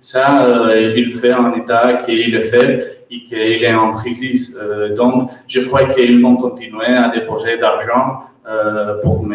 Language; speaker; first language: French; non-native, learner; Catalan